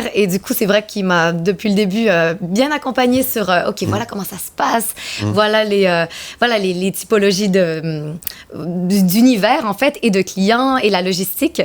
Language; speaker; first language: French; native; French